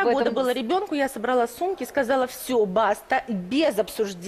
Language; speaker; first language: Russian; native; Russian